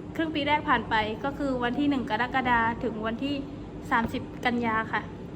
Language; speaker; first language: Thai; non-native, local second language; Pattani Malay